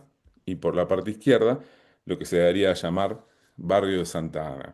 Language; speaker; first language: Spanish; native; Spanish